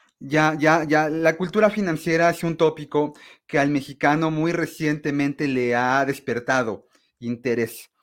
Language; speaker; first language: Spanish; native; Spanish